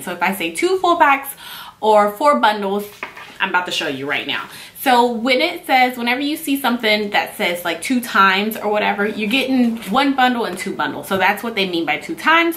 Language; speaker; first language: English; native; English